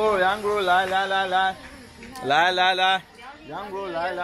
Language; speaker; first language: Chinese; non-native, learner; Rundi